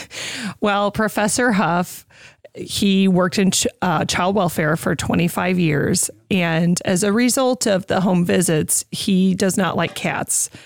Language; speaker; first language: English; native; English